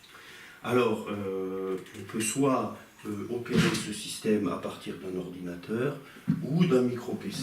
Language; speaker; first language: French; native; French